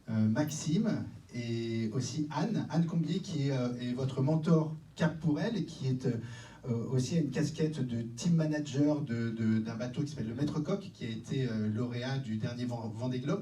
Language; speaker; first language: French; native; French